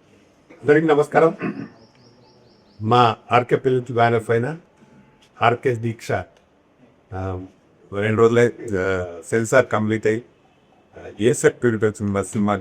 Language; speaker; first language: Telugu; native; Telugu